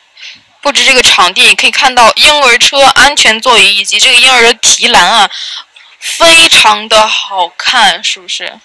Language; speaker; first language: Chinese; native; Chinese